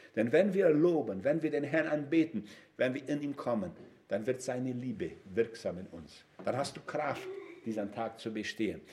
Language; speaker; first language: German; non-native, fluent; Portuguese